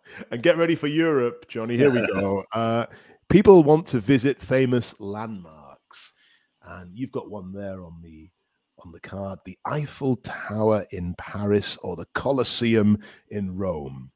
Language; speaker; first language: English; native; English